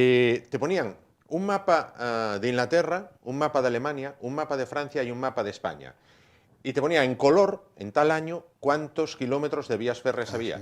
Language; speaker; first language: Spanish; native; Spanish